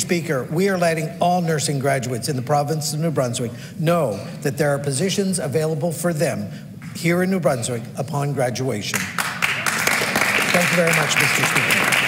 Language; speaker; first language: English; native; English